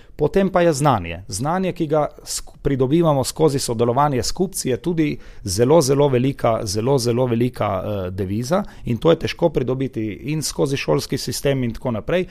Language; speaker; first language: Slovenian; native; Slovenian